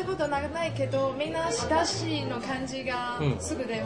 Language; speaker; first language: Japanese; non-native, learner; Chinese